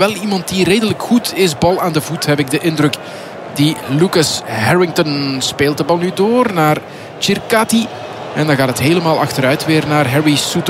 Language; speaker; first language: Dutch; native; Dutch